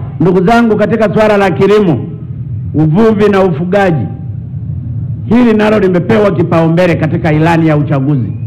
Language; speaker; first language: Swahili; non-native, local second language; Sukuma